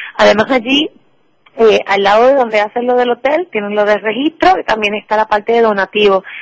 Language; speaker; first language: Spanish; native; Spanish